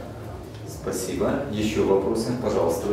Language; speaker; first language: Russian; native; Russian